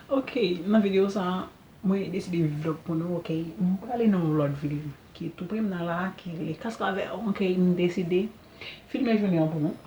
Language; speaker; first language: French; non-native, learner; Haitian Creole